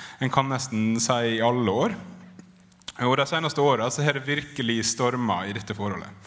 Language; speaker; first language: Norwegian; native; Norwegian